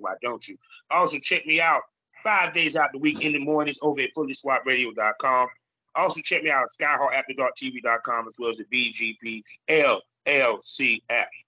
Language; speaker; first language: English; native; English